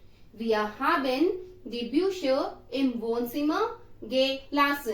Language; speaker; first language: German; non-native, fluent; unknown